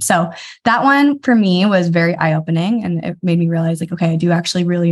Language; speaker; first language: English; native; English